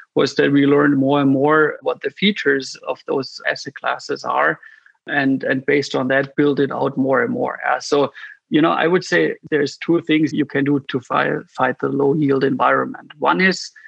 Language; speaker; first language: English; non-native, fluent; German